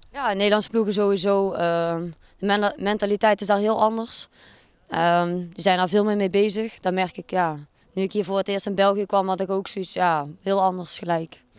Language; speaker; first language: Dutch; native; Dutch